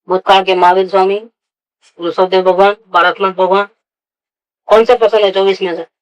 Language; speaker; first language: Hindi; non-native, local second language; Gujarati